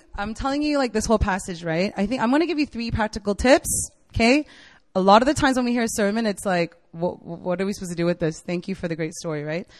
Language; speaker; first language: English; native; English